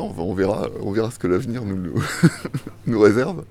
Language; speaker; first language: French; native; French